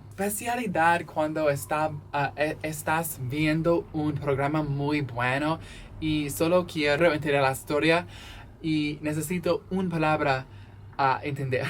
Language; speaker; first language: Spanish; non-native, learner; English